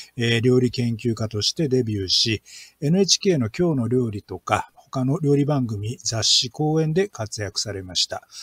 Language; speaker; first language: Japanese; native; Japanese